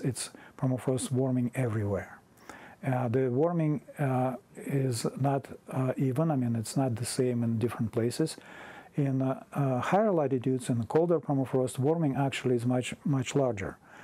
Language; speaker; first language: English; non-native, fluent; Russian